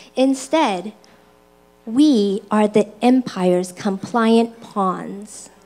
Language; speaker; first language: English; early bilingual, other home language; Chinese